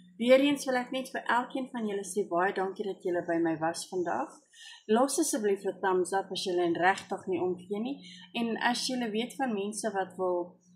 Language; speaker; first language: Afrikaans; non-native, local second language; English